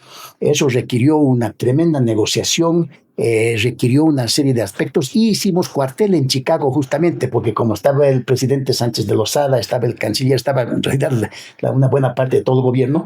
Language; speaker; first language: Spanish; native; Spanish